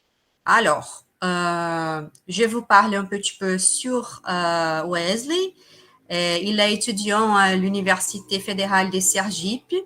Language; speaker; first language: French; non-native, fluent; Portuguese